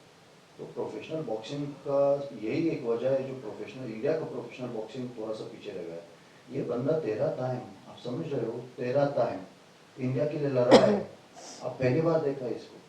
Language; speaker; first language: Hindi; non-native, fluent; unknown